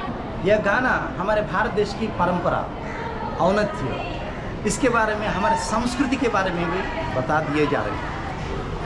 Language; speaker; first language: Hindi; non-native, local second language; Telugu